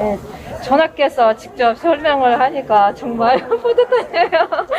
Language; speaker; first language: Korean; non-native, fluent; Kazakh